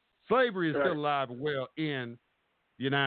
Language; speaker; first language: English; native; English